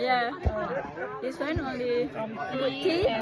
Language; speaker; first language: English; non-native, learner; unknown